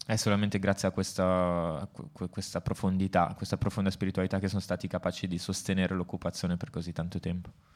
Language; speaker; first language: Italian; native; Italian